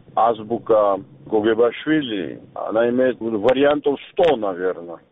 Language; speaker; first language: Russian; non-native, local second language; Georgian